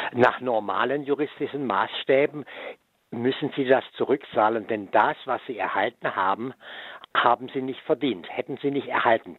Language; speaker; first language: German; native; German